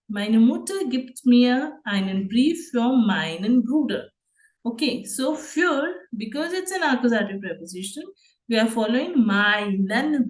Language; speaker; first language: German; non-native, fluent; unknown